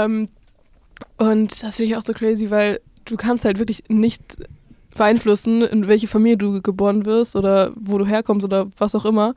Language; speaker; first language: German; native; German